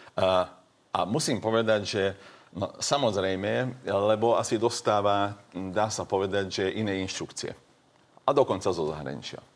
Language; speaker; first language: Slovak; non-native, local second language; Hungarian